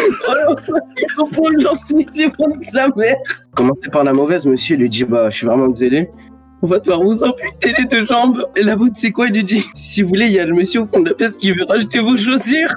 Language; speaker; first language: French; native; French